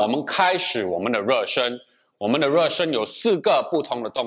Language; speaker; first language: Chinese; non-native, local second language; English